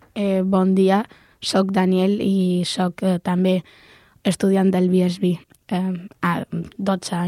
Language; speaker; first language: Catalan; non-native, local second language; Spanish